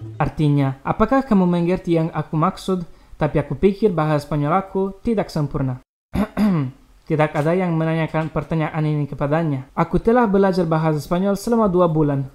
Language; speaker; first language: Indonesian; non-native, learner; Romanian